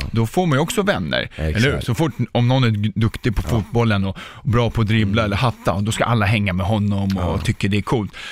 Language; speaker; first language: Swedish; early bilingual, other home language; Czech